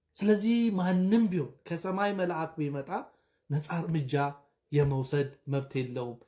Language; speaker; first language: Amharic; native; Amharic